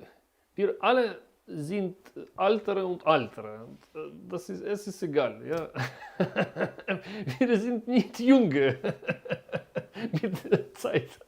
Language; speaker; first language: German; non-native, learner; Russian